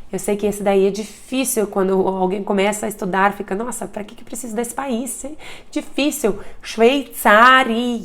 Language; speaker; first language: Portuguese; non-native, fluent; Russian